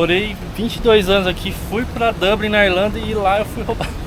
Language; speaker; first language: Portuguese; native; Portuguese